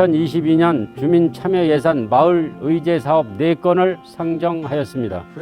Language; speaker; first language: Korean; native; Korean